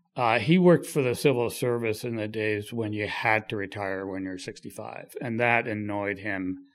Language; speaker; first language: English; native; English